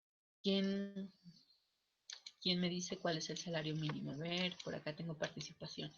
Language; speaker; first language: Spanish; native; Spanish